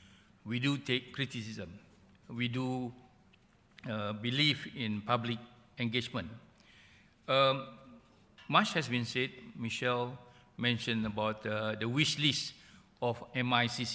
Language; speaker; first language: English; non-native, local second language; Malay